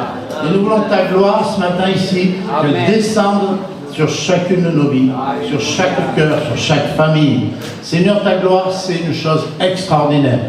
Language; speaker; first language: French; native; French